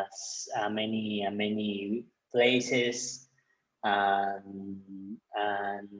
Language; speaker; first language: English; non-native, learner; Spanish